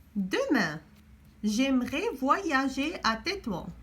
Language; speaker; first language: French; non-native, local second language; Arabic